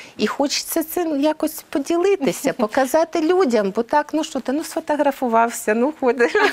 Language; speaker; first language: Ukrainian; non-native, local second language; Russian